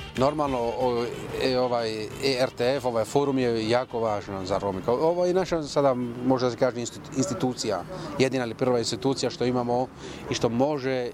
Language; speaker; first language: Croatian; non-native, local second language; Romany